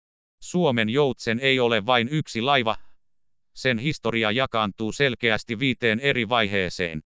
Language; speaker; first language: Finnish; native; Finnish